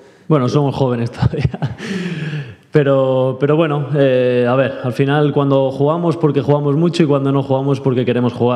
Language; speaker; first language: Spanish; native; Spanish